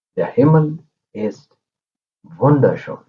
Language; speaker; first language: German; non-native, fluent; Urdu